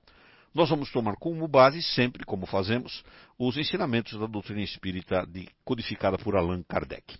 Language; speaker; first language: Portuguese; native; Portuguese